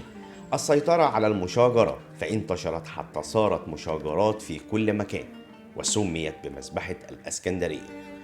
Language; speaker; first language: Arabic; native; Arabic